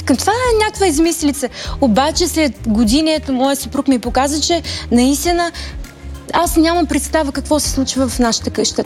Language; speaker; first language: Bulgarian; early bilingual, heritage; Bulgarian